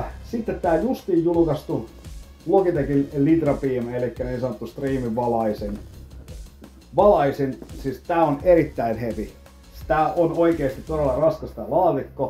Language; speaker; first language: Finnish; native; Finnish